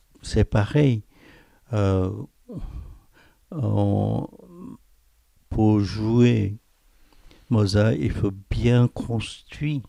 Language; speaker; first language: French; non-native, fluent; Korean